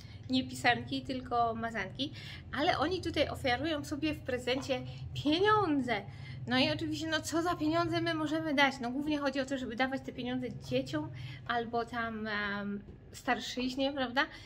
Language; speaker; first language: Polish; native; Polish